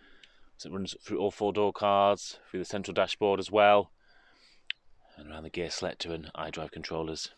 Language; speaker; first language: English; native; English